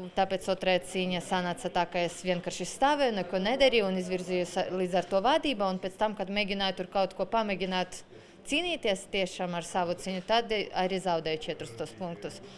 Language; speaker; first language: Latvian; non-native, local second language; Russian